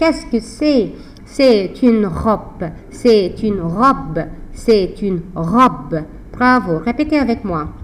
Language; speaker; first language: French; non-native, fluent; Arabic